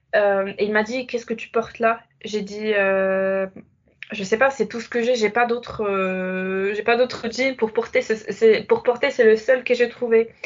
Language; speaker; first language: French; non-native, local second language; Arabic